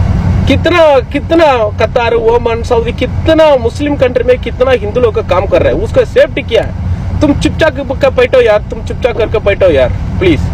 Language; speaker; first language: Hindi; non-native, local second language; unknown